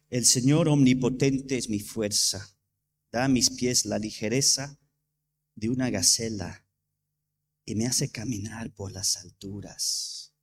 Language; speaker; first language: Spanish; non-native, fluent; English